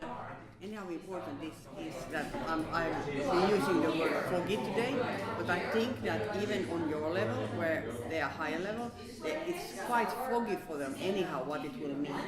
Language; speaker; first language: English; non-native, fluent; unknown